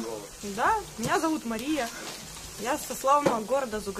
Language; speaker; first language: Russian; native; Russian